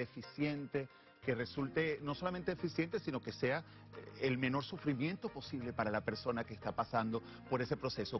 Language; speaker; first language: Spanish; native; Spanish